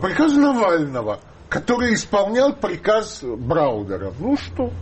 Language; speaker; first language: Russian; native; Russian